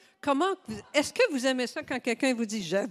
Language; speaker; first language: French; native; French